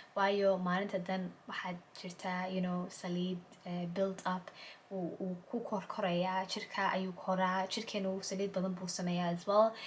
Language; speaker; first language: Somali; early bilingual, heritage; Somali